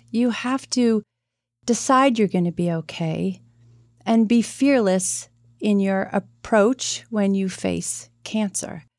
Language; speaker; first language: English; native; English